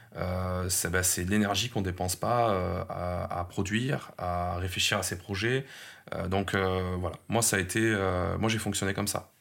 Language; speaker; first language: French; native; French